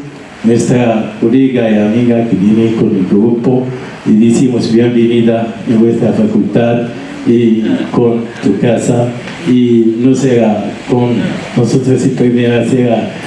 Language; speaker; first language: Spanish; non-native, learner; Arabic